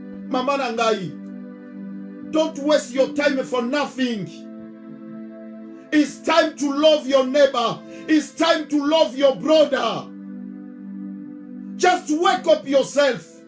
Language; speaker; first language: English; non-native, learner; Lingala